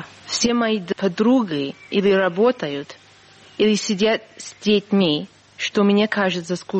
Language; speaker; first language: Russian; non-native, fluent; English